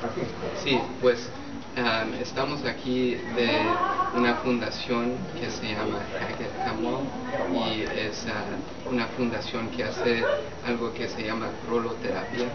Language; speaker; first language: Spanish; non-native, fluent; English